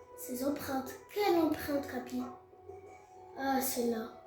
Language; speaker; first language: French; native; French